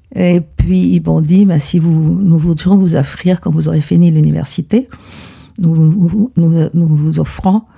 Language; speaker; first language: French; non-native, fluent; Spanish